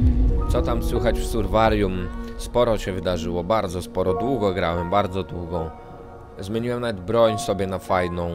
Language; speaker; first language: Polish; native; Polish